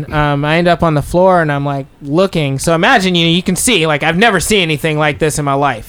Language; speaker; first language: English; non-native, fluent; French